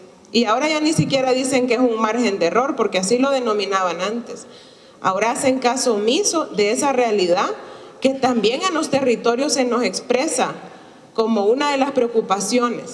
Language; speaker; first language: Spanish; native; Spanish